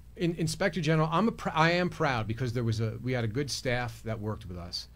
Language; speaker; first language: English; native; English